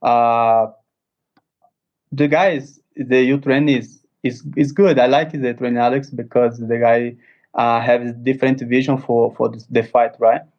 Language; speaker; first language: English; non-native, learner; Portuguese